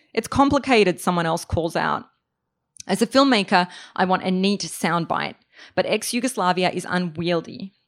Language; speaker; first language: English; native; English